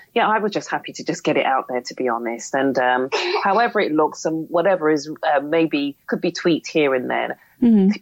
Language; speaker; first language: English; native; English